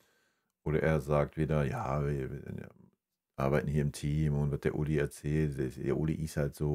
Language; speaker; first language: German; native; German